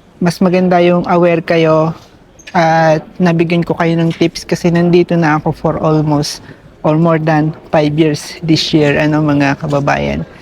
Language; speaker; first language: Filipino; native; Filipino